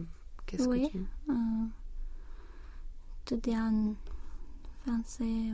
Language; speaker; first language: French; non-native, learner; Spanish